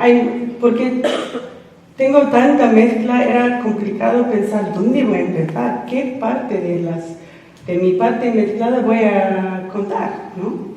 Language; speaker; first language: Spanish; non-native, fluent; English